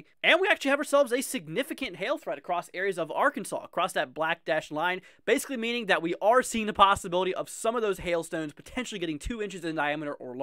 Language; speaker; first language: English; native; English